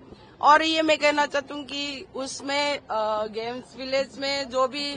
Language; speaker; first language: Hindi; non-native, local second language; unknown